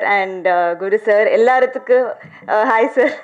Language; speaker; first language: Tamil; non-native, learner; Telugu